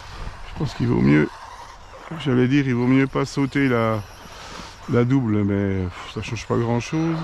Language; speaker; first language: French; native; French